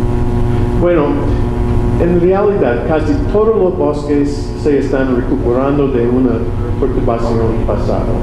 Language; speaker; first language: Spanish; non-native, learner; English